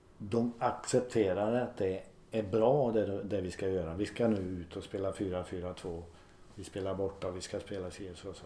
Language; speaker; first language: Swedish; native; Swedish